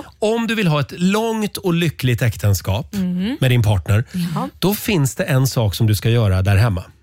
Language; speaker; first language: Swedish; native; Swedish